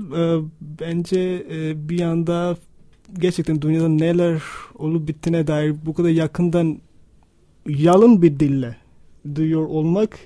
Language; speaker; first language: Turkish; non-native, fluent; Urdu